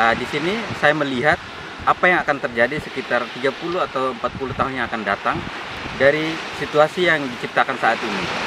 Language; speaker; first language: Indonesian; non-native, local second language; Tetum